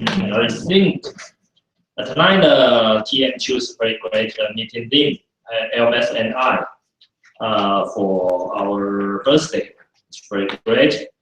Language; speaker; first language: English; non-native, fluent; Chinese